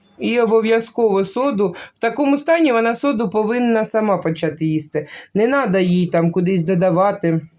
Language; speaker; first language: Ukrainian; non-native, local second language; Russian